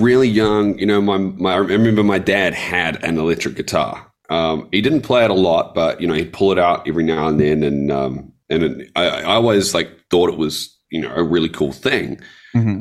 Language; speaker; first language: English; native; English